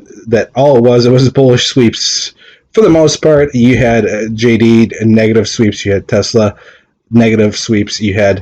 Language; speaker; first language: English; native; English